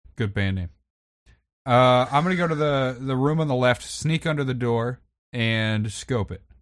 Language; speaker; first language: English; native; English